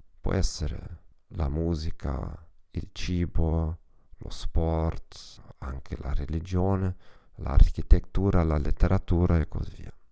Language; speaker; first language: Italian; non-native, fluent; German